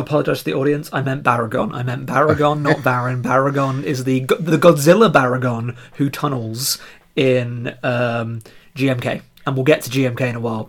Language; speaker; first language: English; native; English